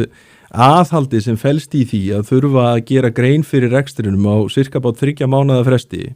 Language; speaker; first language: Icelandic; native; Icelandic